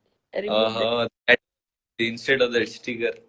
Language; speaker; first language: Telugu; non-native, learner; Hindi